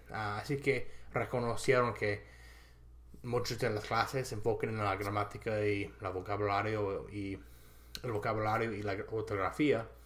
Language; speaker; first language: Spanish; non-native, fluent; English